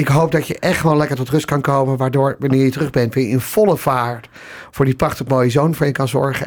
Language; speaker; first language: Dutch; native; Dutch